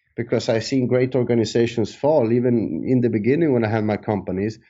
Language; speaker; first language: English; early bilingual, other home language; Spanish